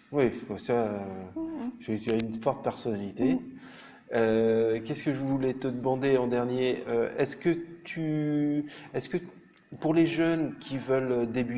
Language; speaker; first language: French; native; French